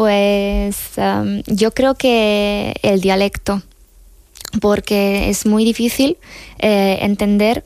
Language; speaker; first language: Spanish; non-native, fluent; Hungarian